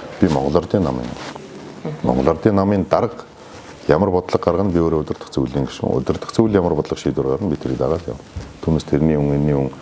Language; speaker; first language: Mongolian; non-native, local second language; Kazakh